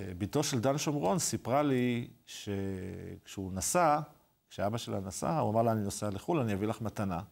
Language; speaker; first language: Hebrew; native; Hebrew